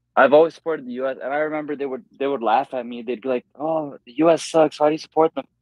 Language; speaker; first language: English; native; English